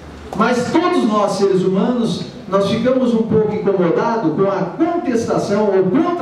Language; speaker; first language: Portuguese; native; Portuguese